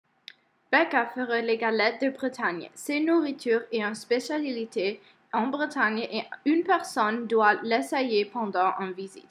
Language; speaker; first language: French; non-native, learner; English